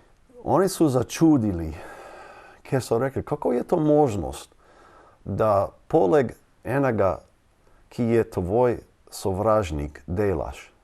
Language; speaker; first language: Slovenian; non-native, learner; English